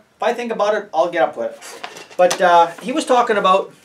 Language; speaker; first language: English; native; English